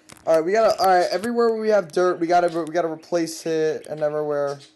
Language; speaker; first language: English; native; English